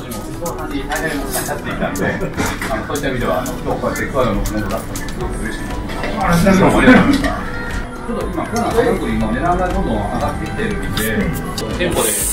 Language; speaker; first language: Japanese; native; Japanese